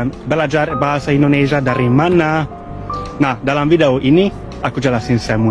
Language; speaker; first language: Indonesian; non-native, fluent; Hungarian